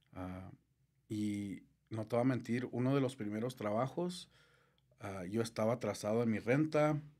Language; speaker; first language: Spanish; early bilingual, heritage; Spanish